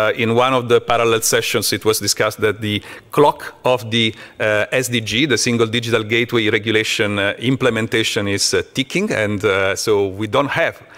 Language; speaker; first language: English; non-native, fluent; Italian